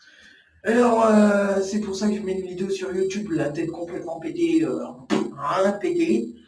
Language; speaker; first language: French; native; French